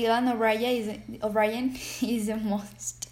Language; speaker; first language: English; non-native, learner; Spanish